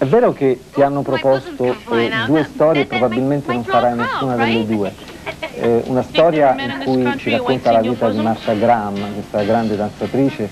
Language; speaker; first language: Italian; native; Italian